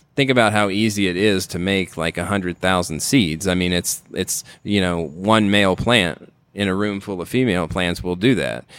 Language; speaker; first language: English; native; English